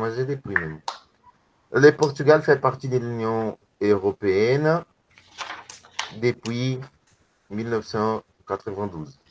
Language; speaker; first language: French; non-native, learner; Portuguese